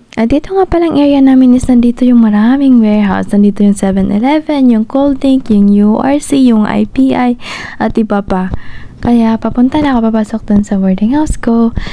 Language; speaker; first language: Filipino; non-native, local second language; Cebuano